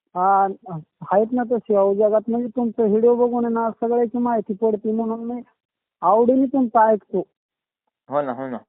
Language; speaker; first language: Marathi; native; Marathi